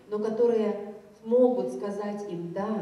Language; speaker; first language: Russian; native; Russian